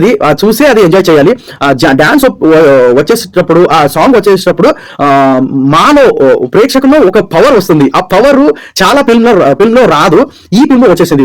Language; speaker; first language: Telugu; non-native, learner; Kannada